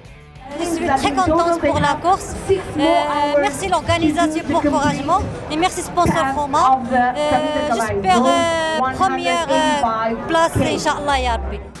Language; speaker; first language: French; non-native, learner; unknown